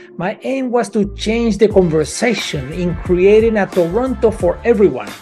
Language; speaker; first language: English; non-native, fluent; Spanish